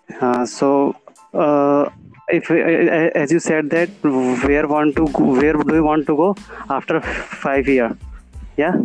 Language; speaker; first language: English; non-native, learner; Hindi